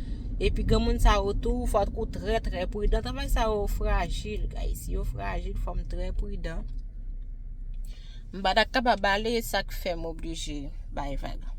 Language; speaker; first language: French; non-native, learner; Haitian Creole